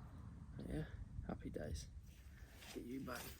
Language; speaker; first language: English; native; English